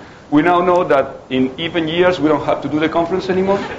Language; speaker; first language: English; non-native, fluent; Spanish